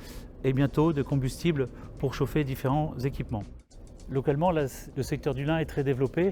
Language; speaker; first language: French; native; French